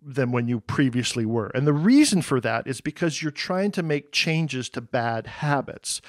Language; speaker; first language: English; native; English